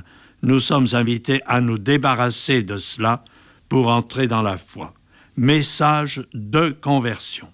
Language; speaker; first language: French; native; French